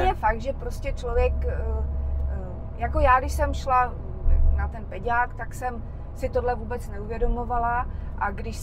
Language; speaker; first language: Czech; native; Czech